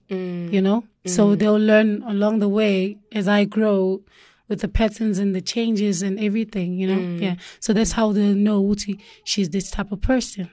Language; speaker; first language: English; non-native, local second language; Zulu